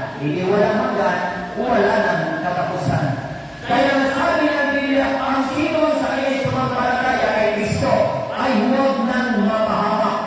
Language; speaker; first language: Filipino; non-native, local second language; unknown